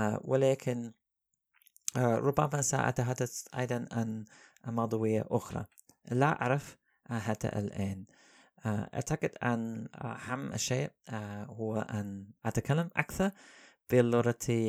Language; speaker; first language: Arabic; non-native, learner; English